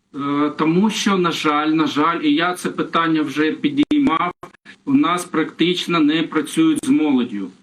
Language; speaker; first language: Ukrainian; non-native, local second language; Russian